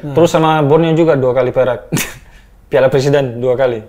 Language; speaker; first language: Indonesian; non-native, fluent; Dutch